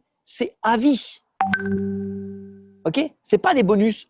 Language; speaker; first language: French; native; French